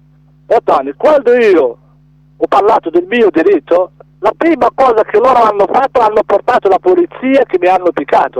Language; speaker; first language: Italian; non-native, learner; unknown